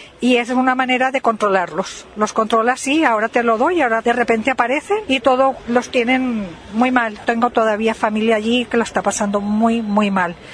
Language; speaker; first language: Spanish; native; Spanish